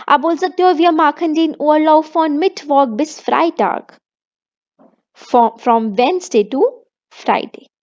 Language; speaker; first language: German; non-native, fluent; Hindi